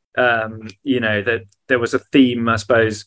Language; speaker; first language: English; native; English